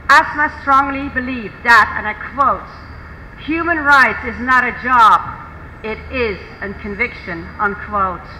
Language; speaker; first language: English; non-native, fluent; Dutch